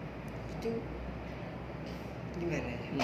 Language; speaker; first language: Indonesian; non-native, learner; Malay